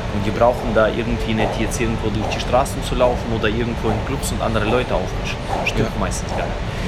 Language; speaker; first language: German; early bilingual, other home language; Russian